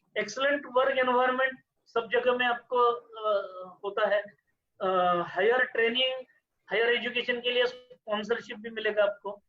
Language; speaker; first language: Hindi; non-native, local second language; Marathi